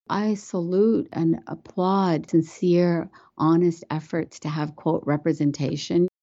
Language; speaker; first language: English; early bilingual, other home language; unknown